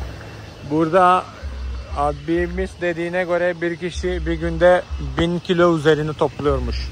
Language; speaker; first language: Turkish; non-native, fluent; Malayalam